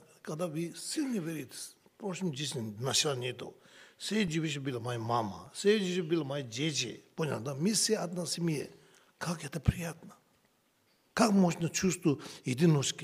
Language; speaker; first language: Russian; non-native, learner; Tibetan